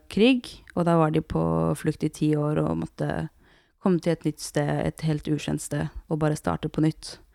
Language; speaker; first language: Norwegian; early bilingual, other home language; Kurdish